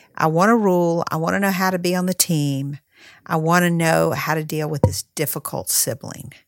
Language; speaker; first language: English; native; English